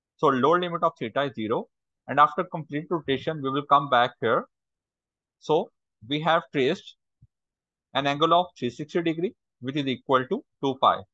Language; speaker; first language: English; non-native, local second language; Urdu